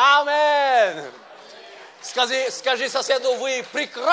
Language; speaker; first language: Russian; non-native, learner; Vietnamese